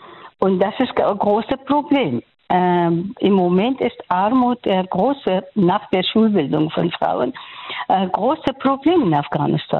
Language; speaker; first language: German; non-native, fluent; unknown